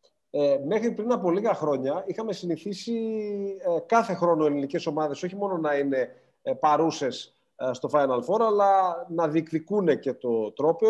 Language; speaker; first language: Greek; native; Greek